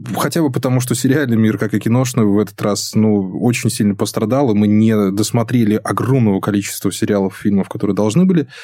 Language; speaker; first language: Russian; native; Russian